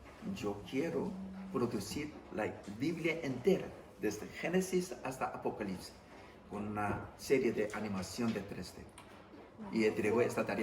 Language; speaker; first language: Spanish; non-native, fluent; English